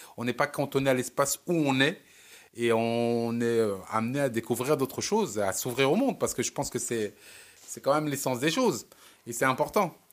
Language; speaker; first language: French; early bilingual, other home language; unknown